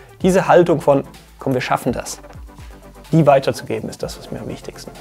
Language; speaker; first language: German; native; German